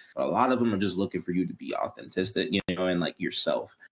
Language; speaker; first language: English; native; English